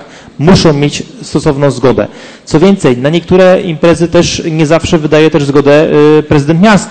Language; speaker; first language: Polish; native; Polish